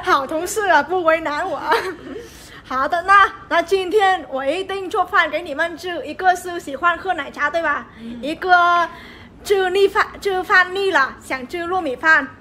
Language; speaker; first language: Chinese; non-native, fluent; Vietnamese